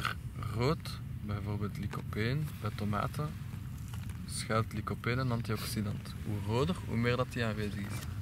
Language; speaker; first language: Dutch; native; Dutch